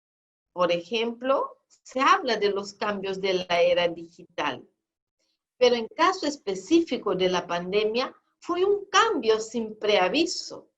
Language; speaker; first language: Spanish; non-native, fluent; Portuguese